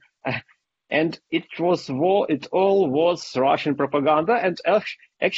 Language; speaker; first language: English; non-native, fluent; Ukrainian